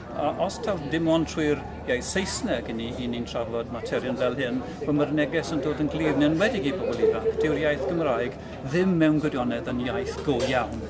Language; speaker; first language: Welsh; native; Welsh